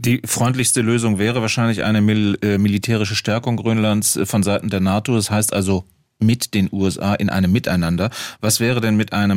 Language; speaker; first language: German; native; German